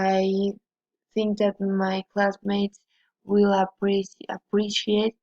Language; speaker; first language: English; non-native, learner; Spanish